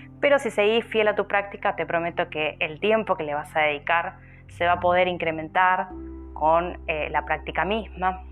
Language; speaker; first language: Spanish; native; Spanish